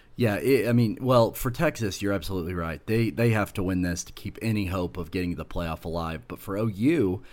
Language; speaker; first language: English; native; English